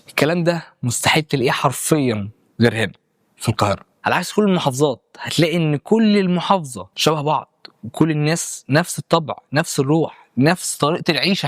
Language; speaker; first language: Arabic; native; Arabic